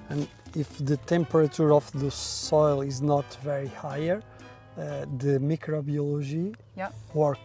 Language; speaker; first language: English; non-native, learner; Portuguese